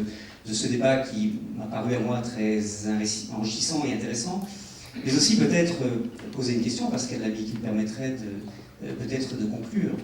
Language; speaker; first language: French; native; French